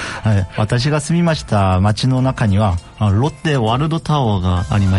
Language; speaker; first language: Japanese; non-native, learner; Korean